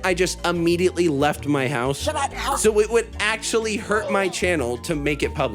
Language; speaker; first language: English; native; English